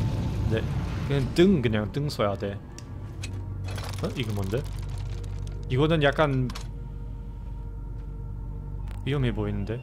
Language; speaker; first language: Korean; non-native, learner; German